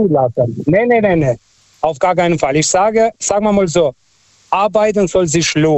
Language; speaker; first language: German; non-native, fluent; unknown